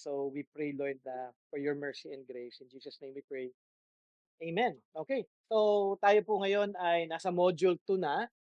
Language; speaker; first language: Filipino; native; Filipino